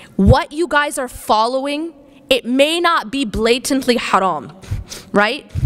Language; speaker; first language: English; native; English